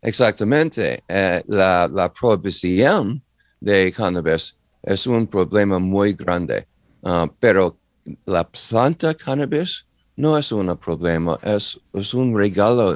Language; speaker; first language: Spanish; non-native, learner; English